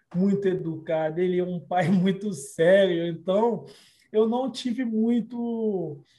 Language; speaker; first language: Portuguese; non-native, fluent; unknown